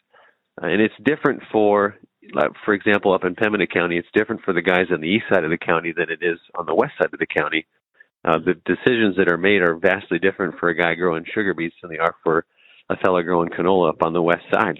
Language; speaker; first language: English; native; English